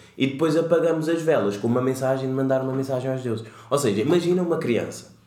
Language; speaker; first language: Portuguese; native; Portuguese